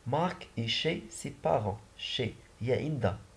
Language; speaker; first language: French; non-native, local second language; Arabic